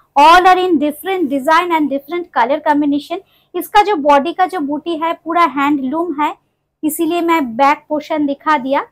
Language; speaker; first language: Hindi; non-native, local second language; Bangla